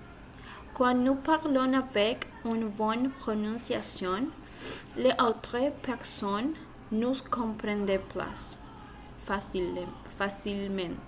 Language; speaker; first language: French; non-native, learner; Spanish